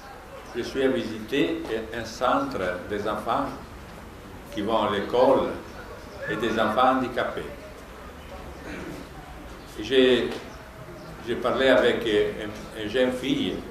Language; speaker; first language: French; non-native, fluent; Italian